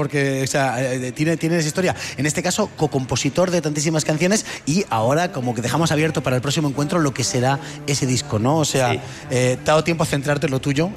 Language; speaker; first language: Spanish; native; Spanish